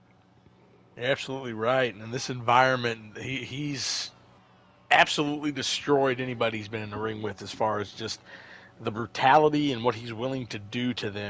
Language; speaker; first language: English; native; English